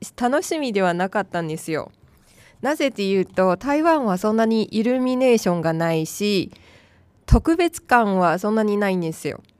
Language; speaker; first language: Japanese; non-native, fluent; Chinese